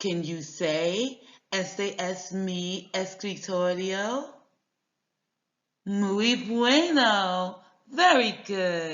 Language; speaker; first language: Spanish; non-native, learner; English